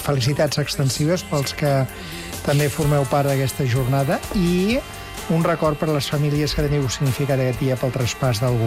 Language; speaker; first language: Catalan; native; Catalan